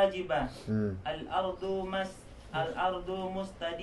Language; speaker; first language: Arabic; non-native, learner; Indonesian